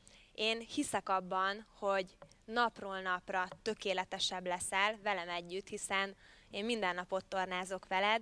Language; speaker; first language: Hungarian; native; Hungarian